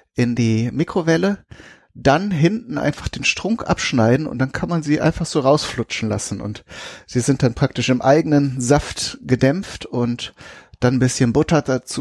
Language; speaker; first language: German; native; German